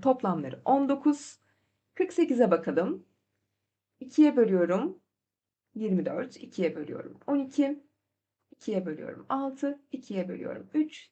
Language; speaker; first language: Turkish; native; Turkish